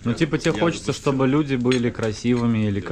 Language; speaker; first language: Russian; native; Russian